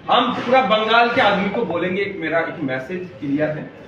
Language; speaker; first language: Hindi; non-native, local second language; Bangla